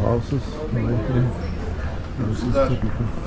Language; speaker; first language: English; non-native, fluent; Turkish